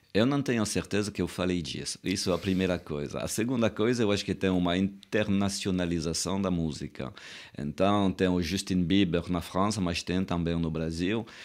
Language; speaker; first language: Portuguese; non-native, fluent; French